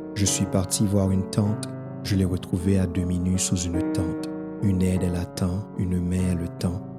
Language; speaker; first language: French; non-native, local second language; Haitian Creole